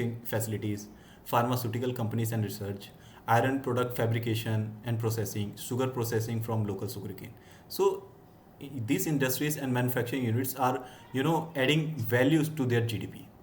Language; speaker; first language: English; non-native, local second language; Hindi